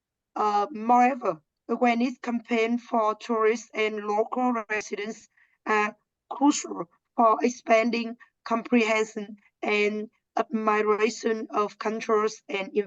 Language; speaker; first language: English; non-native, learner; Vietnamese